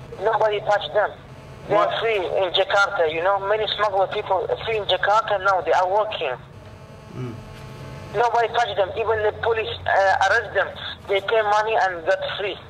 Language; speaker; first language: English; non-native, learner; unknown